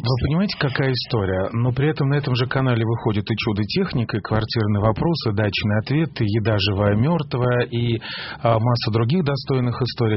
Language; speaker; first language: Russian; native; Russian